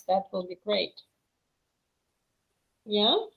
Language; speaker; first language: English; non-native, fluent; Russian